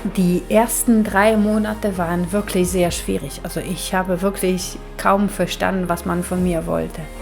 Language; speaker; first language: German; non-native, fluent; Polish